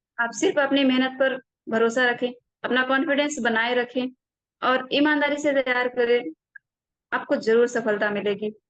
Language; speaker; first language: Hindi; native; Hindi